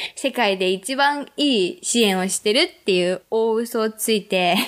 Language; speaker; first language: Japanese; native; Japanese